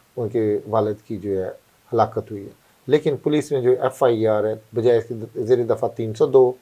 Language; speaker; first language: Urdu; non-native, local second language; Punjabi